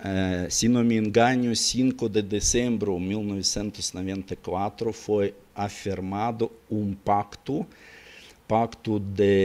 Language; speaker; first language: Portuguese; non-native, learner; Russian